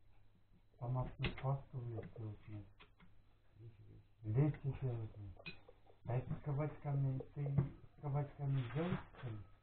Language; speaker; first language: Russian; native; Russian